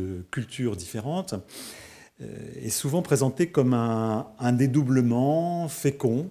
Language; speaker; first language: French; native; French